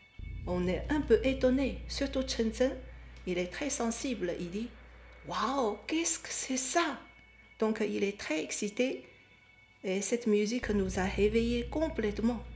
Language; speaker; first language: French; non-native, fluent; Chinese